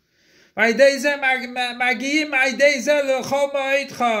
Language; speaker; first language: Hebrew; non-native, fluent; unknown